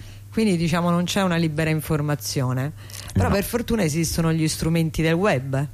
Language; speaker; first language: Italian; native; Italian